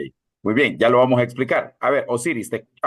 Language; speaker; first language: Spanish; native; Spanish